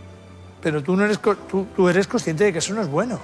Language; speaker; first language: Spanish; native; Spanish